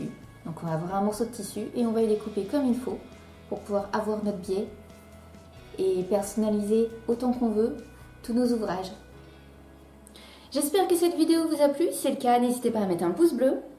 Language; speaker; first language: French; native; French